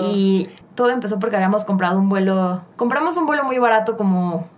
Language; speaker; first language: Spanish; native; Spanish